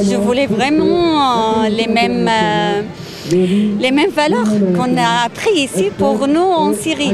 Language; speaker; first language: French; non-native, fluent; Arabic